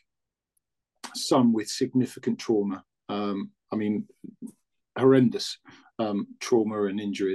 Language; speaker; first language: English; native; English